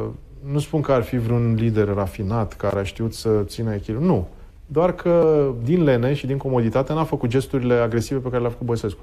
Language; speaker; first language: Romanian; native; Romanian